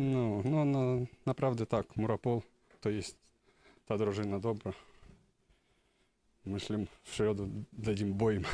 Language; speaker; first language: Polish; non-native, learner; Ukrainian